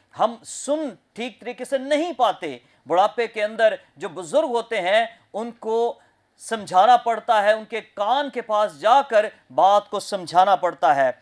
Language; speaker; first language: Urdu; non-native, local second language; Punjabi